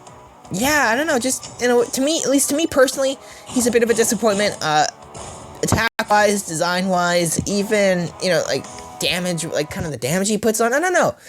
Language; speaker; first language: English; native; English